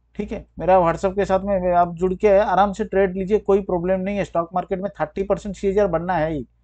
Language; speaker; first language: Hindi; native; Hindi